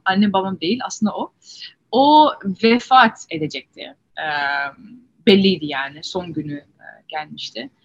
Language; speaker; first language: Turkish; early bilingual, heritage; Turkish